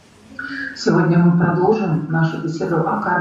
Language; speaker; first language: Russian; native; Russian